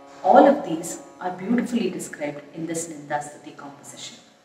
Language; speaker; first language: English; non-native, local second language; Tamil